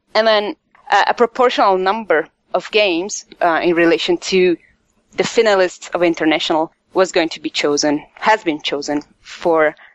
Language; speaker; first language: English; non-native, fluent; Italian